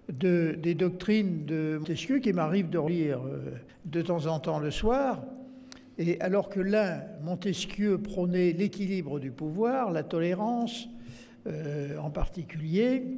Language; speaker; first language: French; native; French